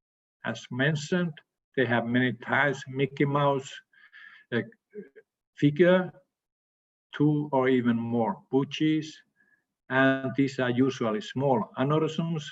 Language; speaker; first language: English; non-native, fluent; Finnish